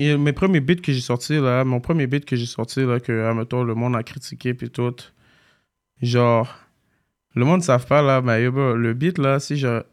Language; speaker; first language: French; native; French